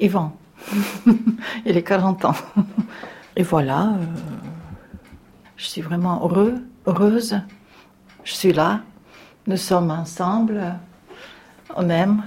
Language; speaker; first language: French; non-native, fluent; Russian